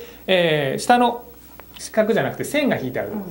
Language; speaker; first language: Japanese; native; Japanese